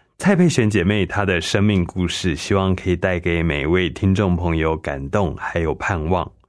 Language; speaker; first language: Chinese; native; Chinese